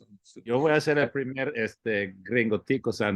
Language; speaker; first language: Spanish; early bilingual, heritage; English